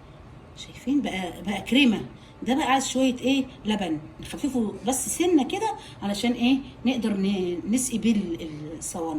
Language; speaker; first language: Arabic; native; Arabic